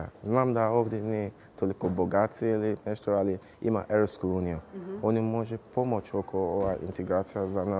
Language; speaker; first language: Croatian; non-native, learner; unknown